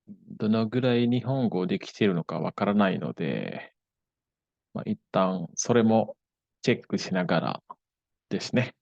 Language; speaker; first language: Japanese; non-native, fluent; Indonesian